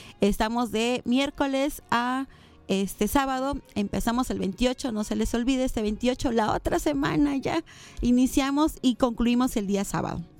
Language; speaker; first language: Spanish; native; Spanish